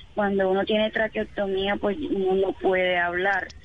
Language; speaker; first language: Spanish; native; Spanish